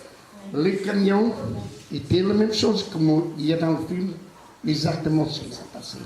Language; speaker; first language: French; non-native, fluent; Portuguese